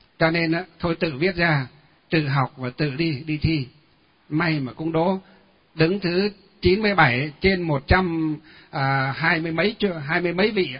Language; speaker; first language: Vietnamese; non-native, local second language; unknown